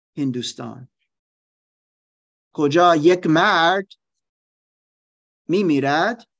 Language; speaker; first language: Persian; non-native, learner; German